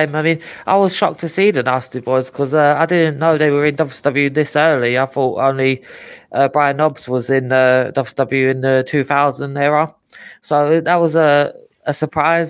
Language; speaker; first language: English; native; English